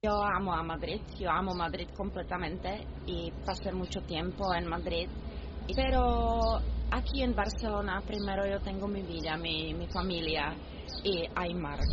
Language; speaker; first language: Spanish; non-native, learner; Czech